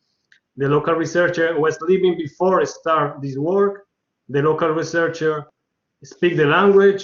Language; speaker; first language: English; non-native, learner; Spanish